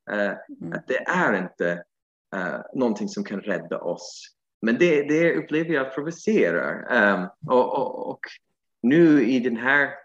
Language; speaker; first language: Swedish; non-native, fluent; English